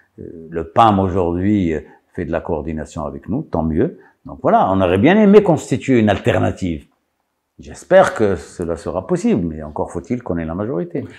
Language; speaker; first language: French; non-native, local second language; Arabic